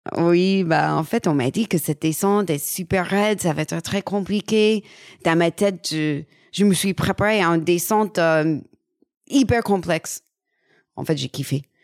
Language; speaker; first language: French; non-native, fluent; English